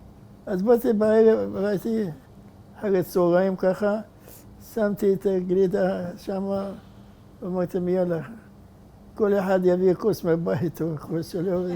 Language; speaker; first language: Hebrew; non-native, fluent; Arabic